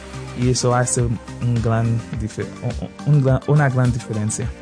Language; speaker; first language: Spanish; non-native, fluent; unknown